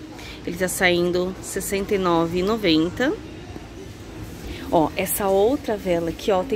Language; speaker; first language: Portuguese; native; Portuguese